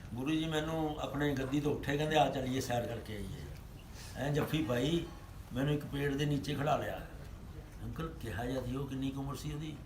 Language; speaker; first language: Hindi; non-native, local second language; Punjabi